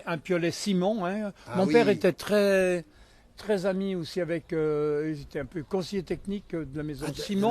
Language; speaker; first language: French; native; French